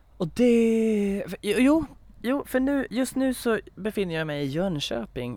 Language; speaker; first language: Swedish; native; Swedish